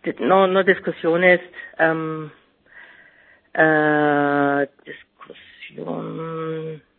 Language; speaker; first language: Spanish; non-native, learner; German